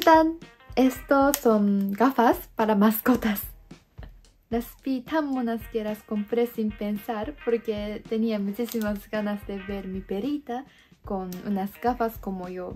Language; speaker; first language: Spanish; non-native, fluent; Japanese